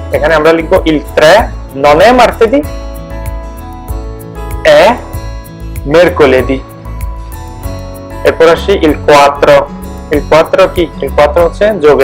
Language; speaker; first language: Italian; non-native, fluent; Bangla